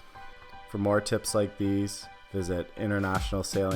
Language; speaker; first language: English; native; English